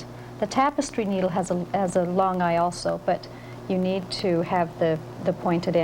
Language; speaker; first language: English; native; English